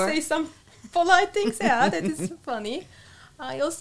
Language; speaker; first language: English; non-native, fluent; Turkish